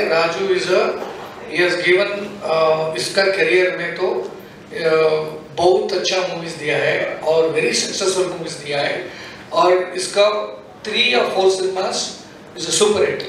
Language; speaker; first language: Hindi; non-native, local second language; Kannada